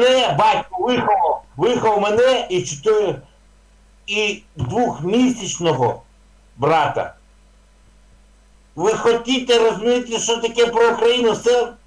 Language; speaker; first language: Ukrainian; non-native, local second language; Russian